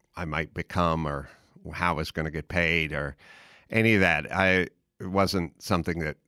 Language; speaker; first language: English; native; English